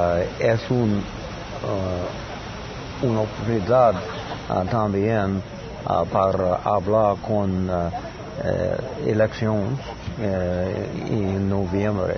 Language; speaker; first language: Spanish; non-native, learner; English